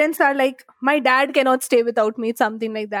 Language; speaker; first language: English; non-native, local second language; Bangla